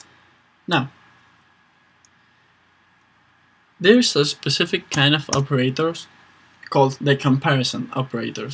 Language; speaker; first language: English; non-native, fluent; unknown